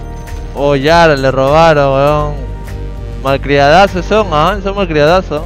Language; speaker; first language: Spanish; native; Spanish